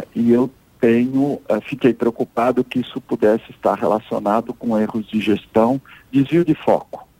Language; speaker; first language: Portuguese; early bilingual, other home language; Italian